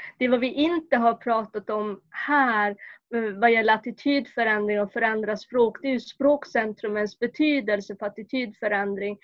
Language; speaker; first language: Swedish; native; Swedish